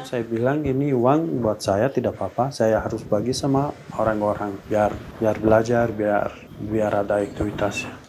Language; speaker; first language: Indonesian; non-native, learner; Persian